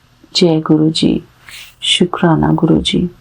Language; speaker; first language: Hindi; native; Hindi